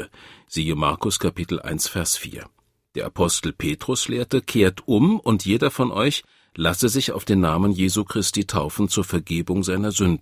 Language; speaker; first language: German; native; German